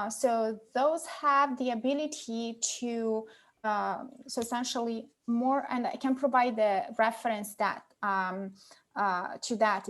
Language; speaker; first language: English; non-native, fluent; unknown